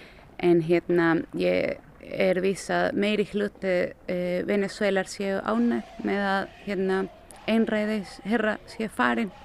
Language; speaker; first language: Icelandic; non-native, fluent; Spanish